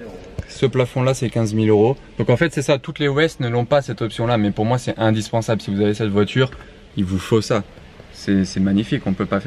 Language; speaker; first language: French; native; French